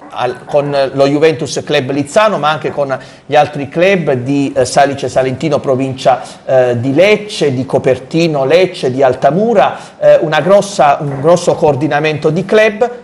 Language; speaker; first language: Italian; native; Italian